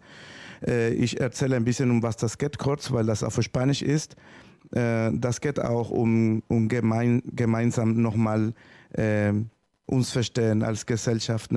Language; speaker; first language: German; non-native, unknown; Spanish